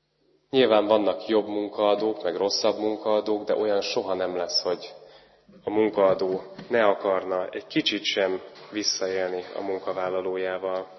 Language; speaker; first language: Hungarian; native; Hungarian